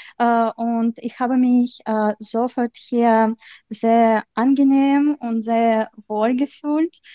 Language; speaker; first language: German; non-native, fluent; Ukrainian